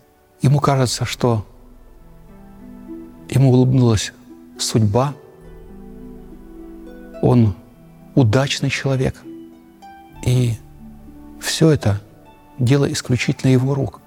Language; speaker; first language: Russian; native; Russian